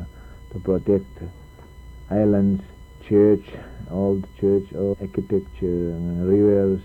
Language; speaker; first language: English; non-native, learner; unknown